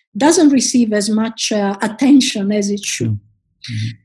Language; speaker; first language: English; non-native, fluent; Italian